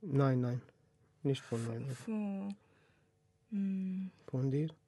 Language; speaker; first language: German; non-native, learner; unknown